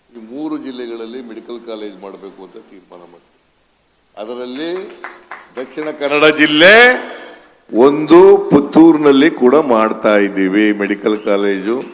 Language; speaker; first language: Kannada; native; Kannada